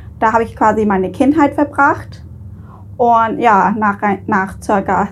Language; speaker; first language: German; early bilingual, other home language; Thai